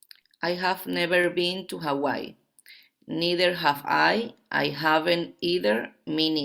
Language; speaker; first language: English; non-native, learner; Spanish